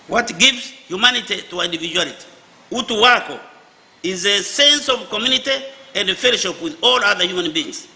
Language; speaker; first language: English; non-native, local second language; Swahili